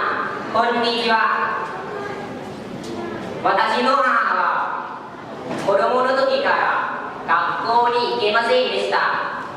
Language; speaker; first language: Japanese; non-native, learner; Lao